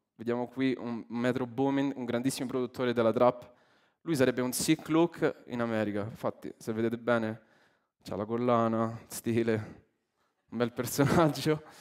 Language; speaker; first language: Italian; early bilingual, other home language; English